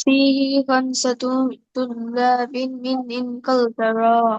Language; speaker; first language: Arabic; non-native, learner; Bangla